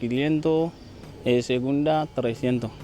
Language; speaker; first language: Spanish; non-native, learner; Haitian Creole